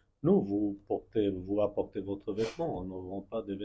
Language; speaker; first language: French; non-native, fluent; Bangla